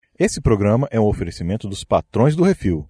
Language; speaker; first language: Portuguese; native; Portuguese